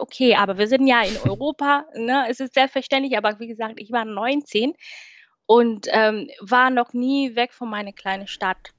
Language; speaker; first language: German; non-native, fluent; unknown